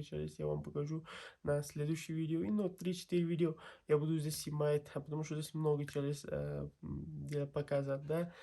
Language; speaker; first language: Russian; non-native, learner; Kyrgyz